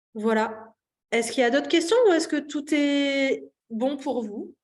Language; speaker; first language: French; native; French